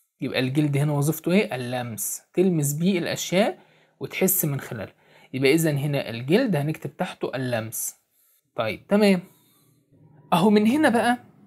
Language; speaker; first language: Arabic; native; Arabic